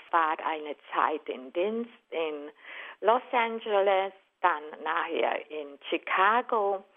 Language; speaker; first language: German; non-native, fluent; Hungarian